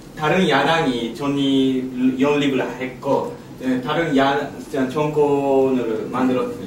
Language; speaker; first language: Korean; non-native, learner; Japanese